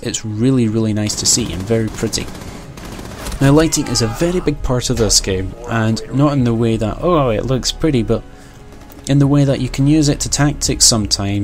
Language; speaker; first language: English; native; English